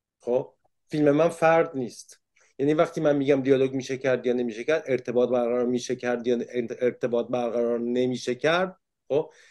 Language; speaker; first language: Persian; early bilingual, heritage; Persian